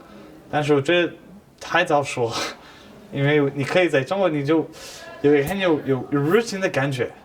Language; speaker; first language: Chinese; non-native, fluent; English